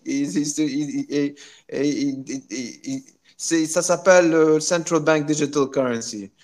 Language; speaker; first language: French; non-native, local second language; Arabic